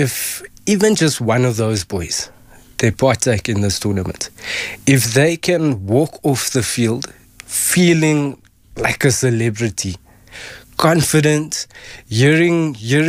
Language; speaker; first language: English; native; English